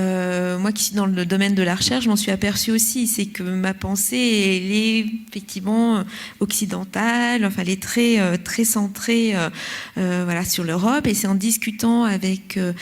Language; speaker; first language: French; native; French